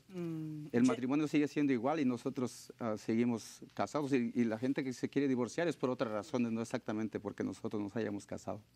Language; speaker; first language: Spanish; native; Spanish